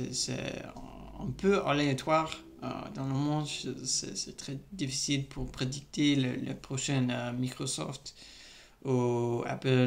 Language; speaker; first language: French; non-native, learner; English